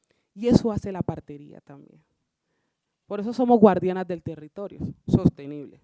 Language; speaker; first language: Spanish; native; Spanish